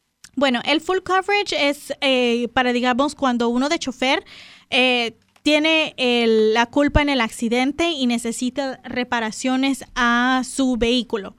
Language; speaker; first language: Spanish; native; Spanish